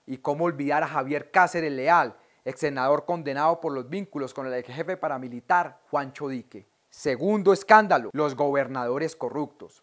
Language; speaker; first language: Spanish; native; Spanish